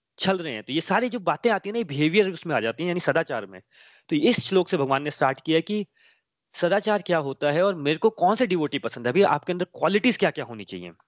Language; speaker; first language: Hindi; native; Hindi